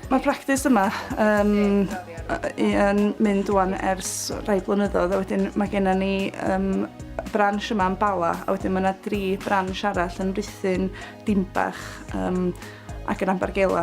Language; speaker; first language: Welsh; native; Welsh